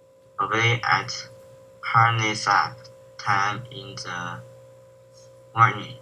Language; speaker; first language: English; non-native, learner; Chinese